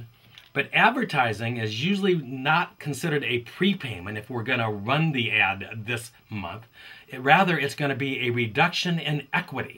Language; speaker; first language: English; native; English